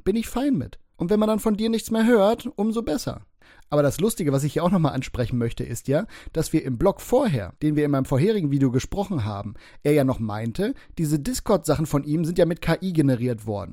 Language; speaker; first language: German; native; German